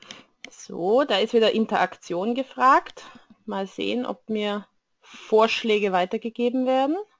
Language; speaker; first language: German; native; German